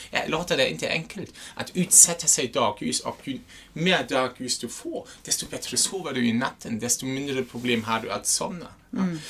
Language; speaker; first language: Swedish; non-native, fluent; German